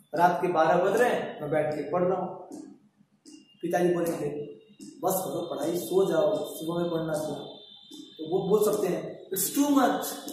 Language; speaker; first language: Hindi; native; Hindi